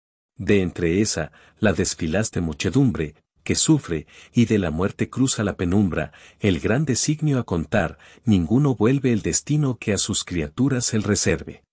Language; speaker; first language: Spanish; native; Spanish